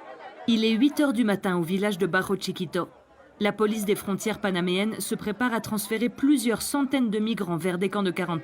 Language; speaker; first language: French; native; French